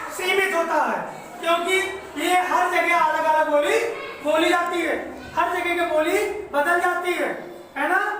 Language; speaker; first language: Hindi; native; Hindi